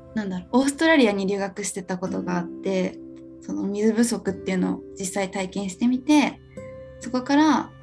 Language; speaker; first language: Japanese; native; Japanese